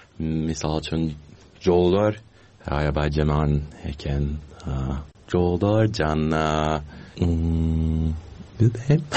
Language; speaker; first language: Kyrgyz; non-native, learner; English